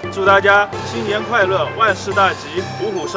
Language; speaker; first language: Chinese; native; Chinese